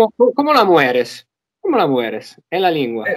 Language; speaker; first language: Spanish; non-native, learner; Italian